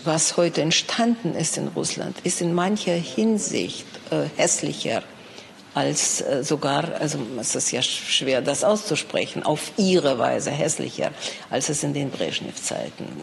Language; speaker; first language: German; non-native, fluent; Russian